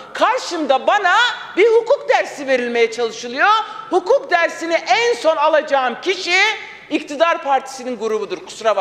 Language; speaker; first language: Turkish; non-native, local second language; Kurdish